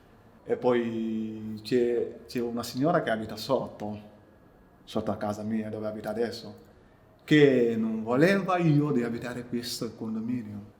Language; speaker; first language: Italian; non-native, learner; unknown